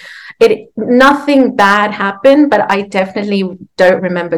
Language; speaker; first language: English; native; English